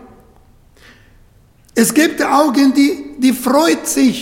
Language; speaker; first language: German; non-native, fluent; Arabic